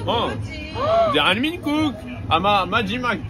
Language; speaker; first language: Korean; non-native, learner; French